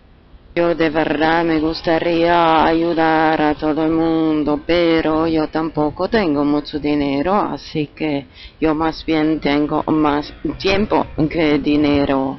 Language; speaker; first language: Spanish; non-native, fluent; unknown